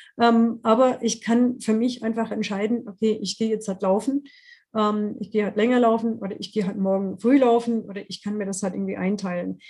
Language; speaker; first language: German; non-native, fluent; English